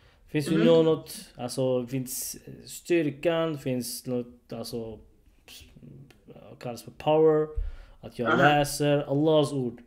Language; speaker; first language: Swedish; non-native, learner; Urdu